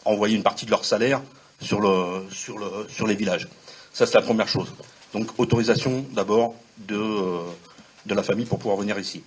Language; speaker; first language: French; native; French